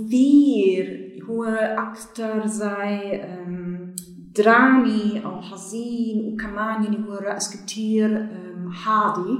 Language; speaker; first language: Arabic; non-native, learner; German